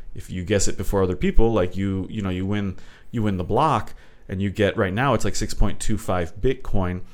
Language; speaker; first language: English; early bilingual, other home language; Portuguese